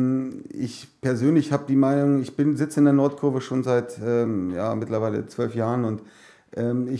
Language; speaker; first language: German; native; German